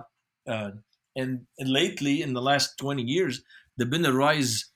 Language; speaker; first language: English; non-native, fluent; Arabic